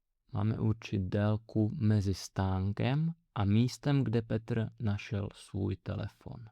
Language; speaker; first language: Czech; native; Czech